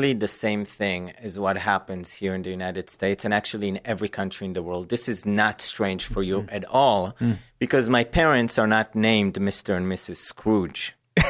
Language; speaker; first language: English; non-native, fluent; Hebrew